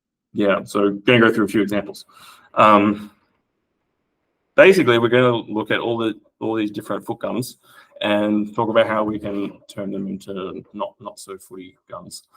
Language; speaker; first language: English; native; English